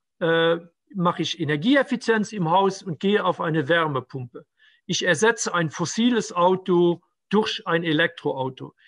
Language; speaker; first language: German; non-native, local second language; Luxembourgish